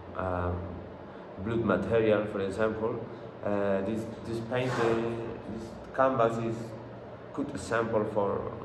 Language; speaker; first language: English; non-native, learner; Spanish